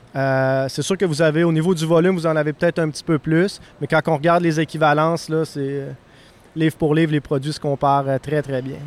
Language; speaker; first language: French; native; French